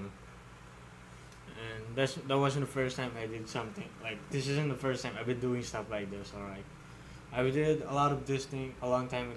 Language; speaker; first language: English; non-native, local second language; Filipino